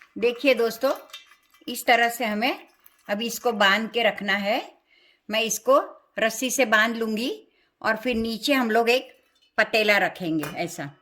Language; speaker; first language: Hindi; non-native, local second language; Gujarati